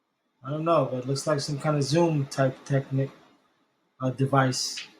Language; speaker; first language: English; native; English